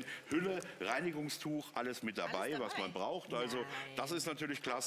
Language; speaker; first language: German; native; German